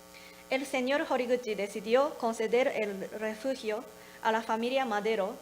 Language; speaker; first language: Spanish; non-native, learner; Japanese